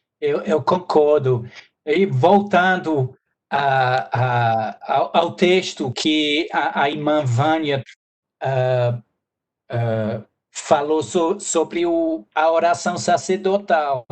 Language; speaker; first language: Portuguese; non-native, fluent; English